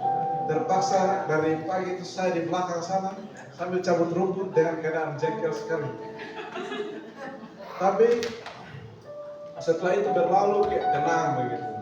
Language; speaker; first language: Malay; non-native, local second language; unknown